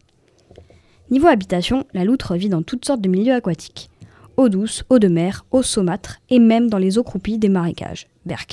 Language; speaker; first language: French; native; French